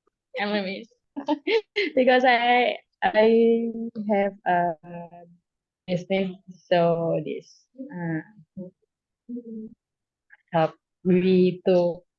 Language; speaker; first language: English; non-native, learner; Indonesian